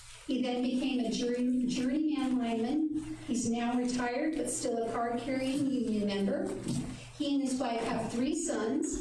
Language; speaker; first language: English; native; English